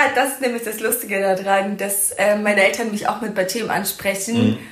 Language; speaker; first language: German; early bilingual, other home language; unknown